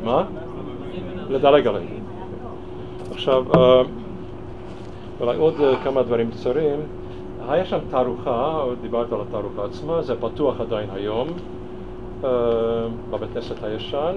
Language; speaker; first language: Hebrew; non-native, fluent; Hungarian